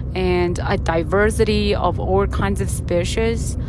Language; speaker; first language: English; non-native, fluent; Chinese